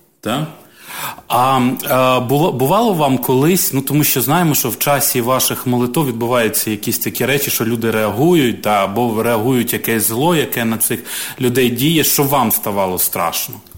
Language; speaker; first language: Ukrainian; native; Ukrainian